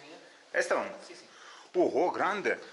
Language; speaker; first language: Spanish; non-native, learner; Russian